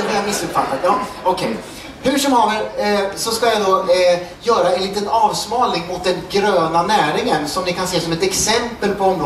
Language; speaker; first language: Swedish; native; Swedish